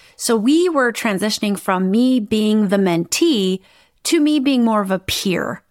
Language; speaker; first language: English; native; English